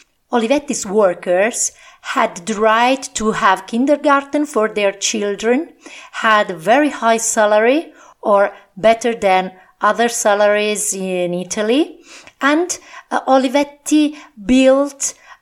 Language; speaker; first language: English; non-native, fluent; Italian